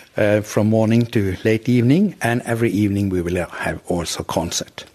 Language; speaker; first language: English; non-native, fluent; Norwegian